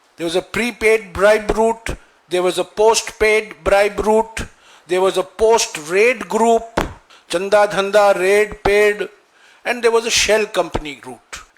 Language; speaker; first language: English; non-native, local second language; Hindi